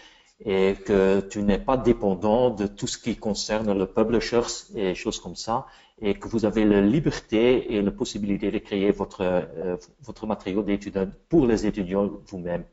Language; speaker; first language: French; non-native, fluent; Dutch